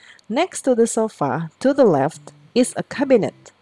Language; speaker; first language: English; non-native, fluent; Indonesian